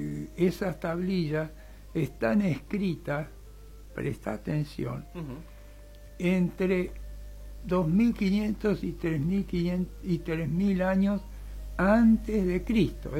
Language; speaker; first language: Spanish; native; Spanish